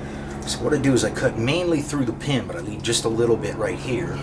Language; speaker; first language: English; native; English